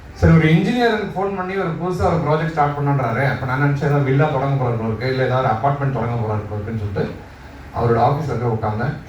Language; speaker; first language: Tamil; non-native, local second language; Malayalam